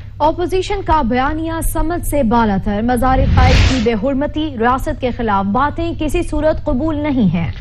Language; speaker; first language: Urdu; native; Urdu